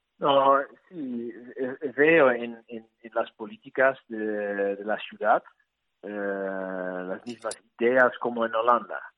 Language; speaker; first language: Spanish; non-native, learner; Dutch